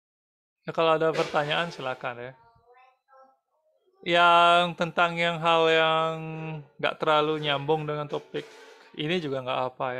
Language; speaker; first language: Indonesian; native; Indonesian